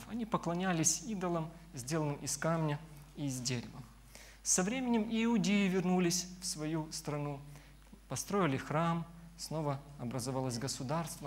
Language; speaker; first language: Russian; native; Russian